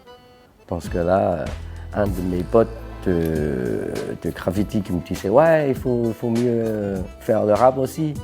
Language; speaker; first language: French; non-native, fluent; Cantonese